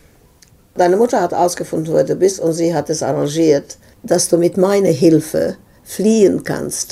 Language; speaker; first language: German; non-native, fluent; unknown